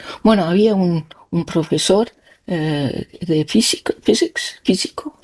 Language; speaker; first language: Spanish; non-native, learner; Danish